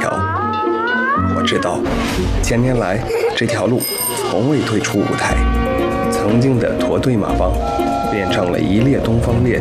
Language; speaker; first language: Chinese; non-native, fluent; Arabic